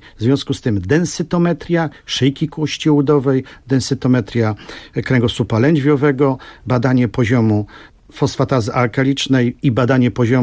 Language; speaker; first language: Polish; native; Polish